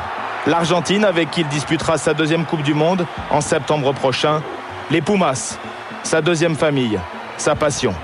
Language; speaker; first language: French; native; French